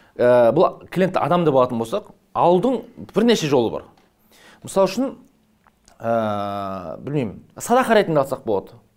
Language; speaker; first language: Kazakh; native; Kazakh